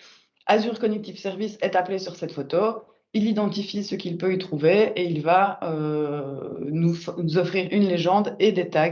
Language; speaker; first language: French; native; French